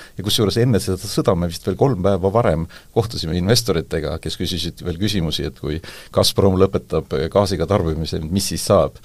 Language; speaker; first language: Estonian; native; Estonian